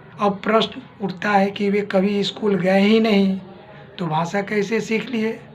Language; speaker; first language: Hindi; native; Hindi